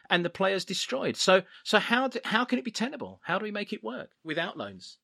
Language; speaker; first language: English; native; English